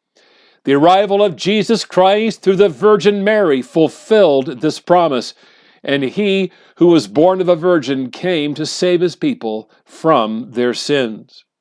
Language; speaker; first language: English; native; English